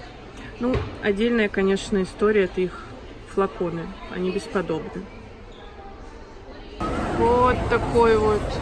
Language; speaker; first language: Russian; native; Russian